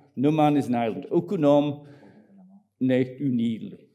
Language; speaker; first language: French; non-native, fluent; English